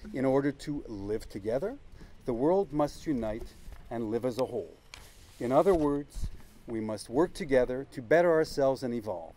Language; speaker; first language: English; native; English